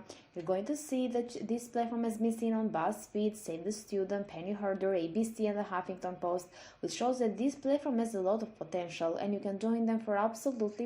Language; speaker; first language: English; non-native, fluent; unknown